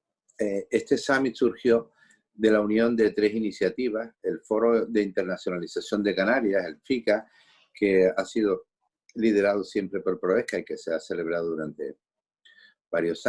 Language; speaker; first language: Spanish; native; Spanish